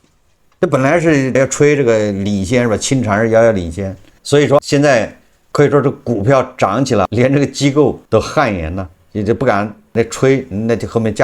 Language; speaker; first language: Chinese; native; Chinese